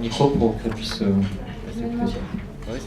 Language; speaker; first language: French; native; French